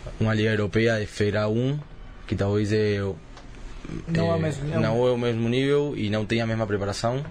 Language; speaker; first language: Portuguese; early bilingual, heritage; Spanish